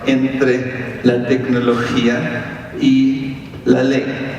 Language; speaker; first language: Spanish; non-native, fluent; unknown